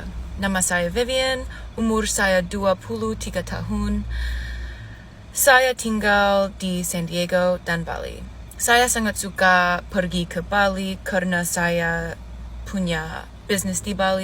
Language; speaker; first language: Indonesian; non-native, learner; English